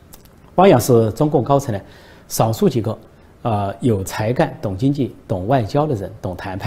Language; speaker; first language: Chinese; native; Chinese